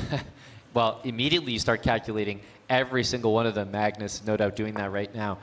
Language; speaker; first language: English; native; English